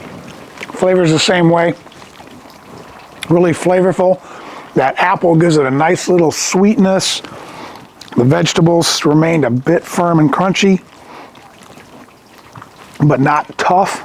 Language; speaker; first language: English; native; English